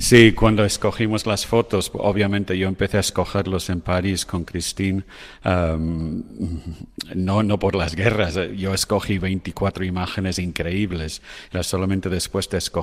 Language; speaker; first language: Spanish; non-native, fluent; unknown